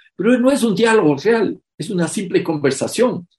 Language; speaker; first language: Spanish; native; Spanish